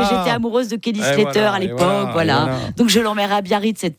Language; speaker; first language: French; native; French